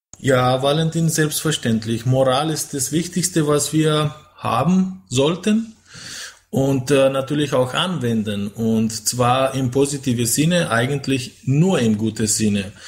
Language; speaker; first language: German; non-native, fluent; Romanian